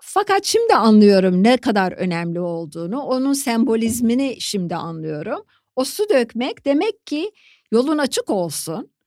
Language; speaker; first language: Turkish; native; Turkish